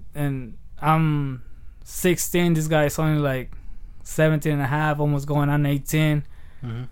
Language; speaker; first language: English; early bilingual, other home language; Spanish